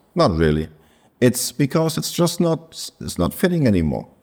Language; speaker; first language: English; non-native, fluent; German